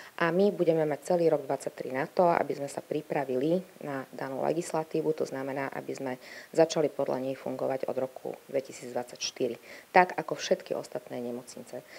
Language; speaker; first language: Slovak; native; Slovak